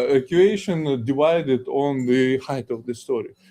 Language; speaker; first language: English; non-native, fluent; Ukrainian